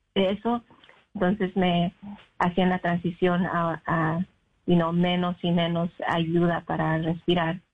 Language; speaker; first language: Spanish; early bilingual, heritage; Spanish